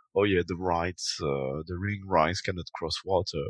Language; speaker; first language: English; non-native, fluent; French